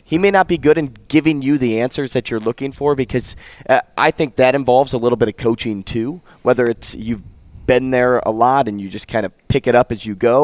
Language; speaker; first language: English; native; English